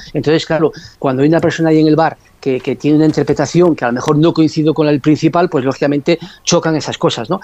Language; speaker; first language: Spanish; native; Spanish